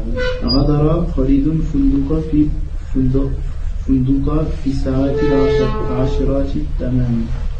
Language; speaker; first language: Arabic; non-native, learner; French